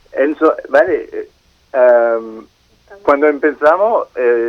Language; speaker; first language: Spanish; non-native, fluent; French